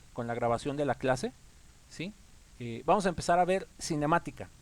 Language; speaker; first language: Spanish; native; Spanish